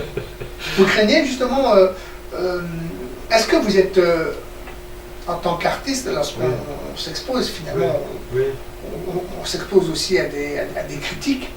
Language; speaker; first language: French; native; French